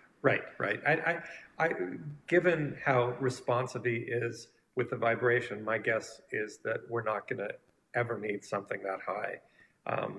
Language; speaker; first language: English; native; English